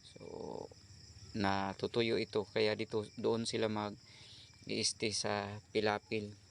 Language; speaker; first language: Filipino; non-native, local second language; Cebuano